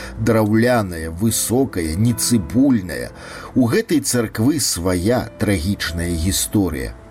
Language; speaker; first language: Belarusian; native; Belarusian